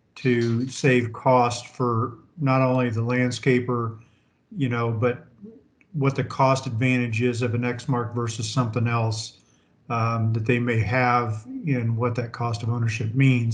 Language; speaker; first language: English; native; English